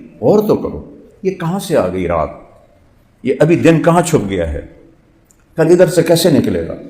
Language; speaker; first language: Urdu; non-native, local second language; Punjabi